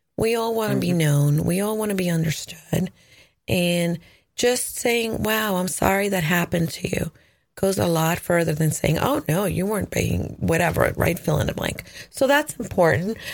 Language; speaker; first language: English; non-native, fluent; Spanish